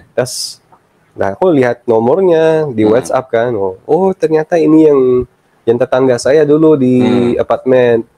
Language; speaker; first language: Indonesian; early bilingual, other home language; Filipino